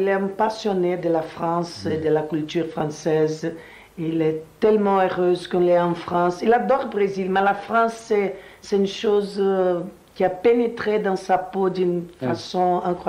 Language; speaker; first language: French; non-native, learner; Portuguese